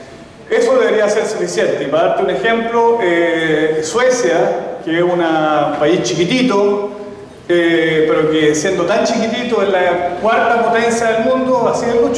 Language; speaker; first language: Spanish; native; Spanish